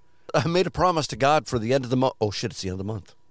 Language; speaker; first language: English; native; English